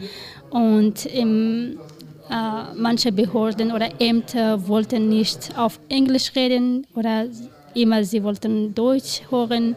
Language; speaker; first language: German; non-native, learner; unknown